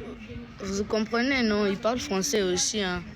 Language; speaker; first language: French; non-native, local second language; Kinyarwanda